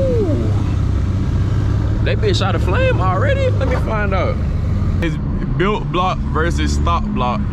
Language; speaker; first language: English; native; English